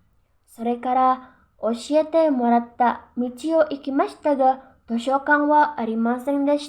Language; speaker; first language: Japanese; non-native, fluent; Indonesian